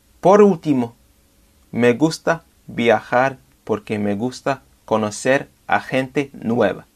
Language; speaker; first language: Spanish; non-native, fluent; English